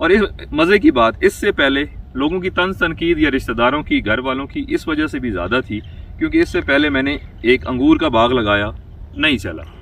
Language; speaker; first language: Hindi; non-native, local second language; Punjabi